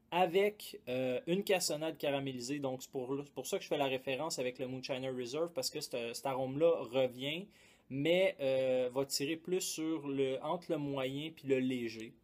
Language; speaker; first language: French; native; French